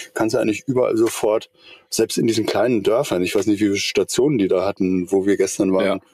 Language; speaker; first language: German; native; German